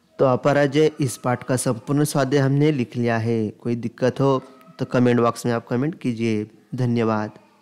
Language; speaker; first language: Hindi; non-native, local second language; Marathi